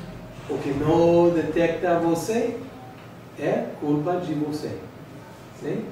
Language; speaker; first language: Portuguese; non-native, fluent; English